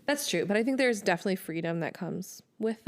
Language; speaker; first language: English; native; English